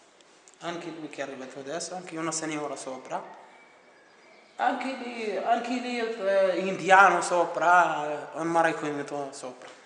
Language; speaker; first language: Italian; non-native, learner; Arabic